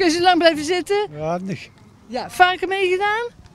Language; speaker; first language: Dutch; native; Dutch